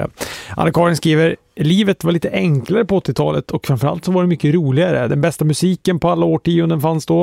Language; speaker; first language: Swedish; native; Swedish